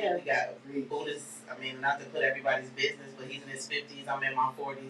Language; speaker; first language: English; native; English